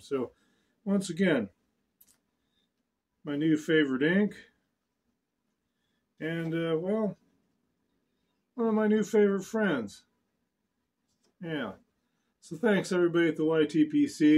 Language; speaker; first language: English; native; English